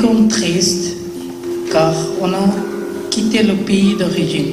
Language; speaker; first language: French; non-native, learner; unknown